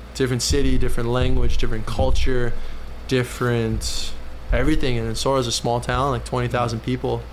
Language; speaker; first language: English; native; English